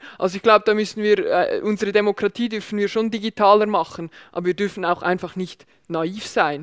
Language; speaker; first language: German; native; German